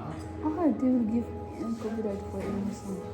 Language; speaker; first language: English; non-native, fluent; Tibetan